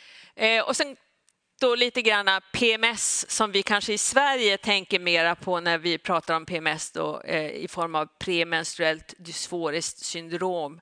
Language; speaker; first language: Swedish; native; Swedish